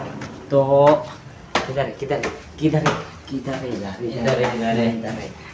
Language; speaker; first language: Hindi; non-native, local second language; Mizo